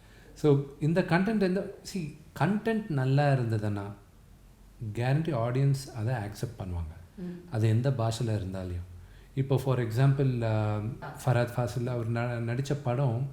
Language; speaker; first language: Tamil; non-native, local second language; Telugu